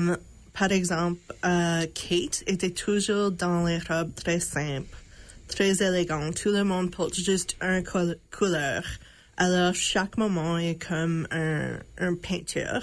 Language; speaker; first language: French; non-native, local second language; English